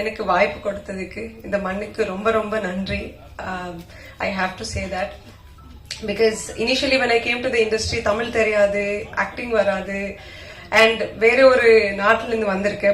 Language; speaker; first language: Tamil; non-native, fluent; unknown